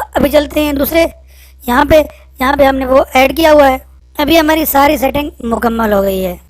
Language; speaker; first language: Urdu; non-native, local second language; Punjabi